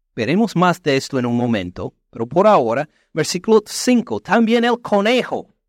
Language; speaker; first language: Spanish; non-native, fluent; English